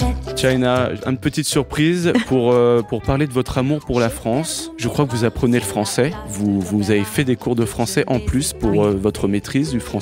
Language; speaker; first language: French; native; French